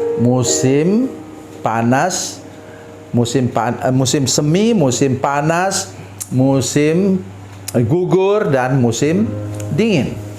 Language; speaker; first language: Indonesian; non-native, local second language; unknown